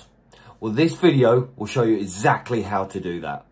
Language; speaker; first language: English; native; English